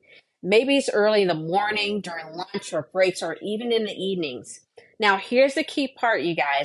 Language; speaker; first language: English; native; English